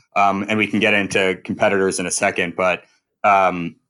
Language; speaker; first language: English; native; English